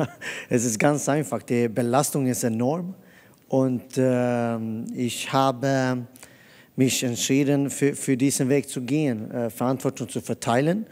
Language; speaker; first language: German; non-native, fluent; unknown